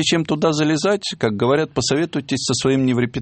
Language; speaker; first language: Russian; native; Russian